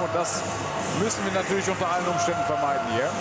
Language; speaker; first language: German; native; German